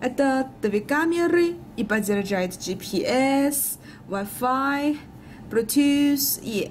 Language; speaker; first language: Russian; non-native, learner; Chinese